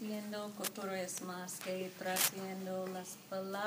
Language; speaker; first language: Spanish; non-native, learner; English